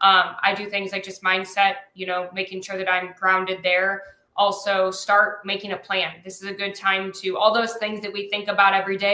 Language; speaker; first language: English; native; English